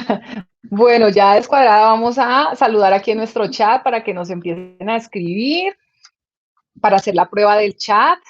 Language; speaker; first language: Spanish; native; Spanish